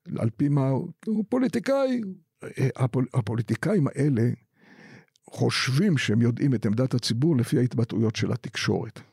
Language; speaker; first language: Hebrew; native; Hebrew